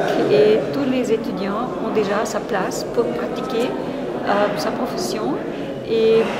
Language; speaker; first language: French; non-native, fluent; Spanish